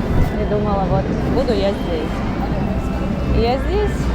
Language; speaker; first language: Russian; native; Russian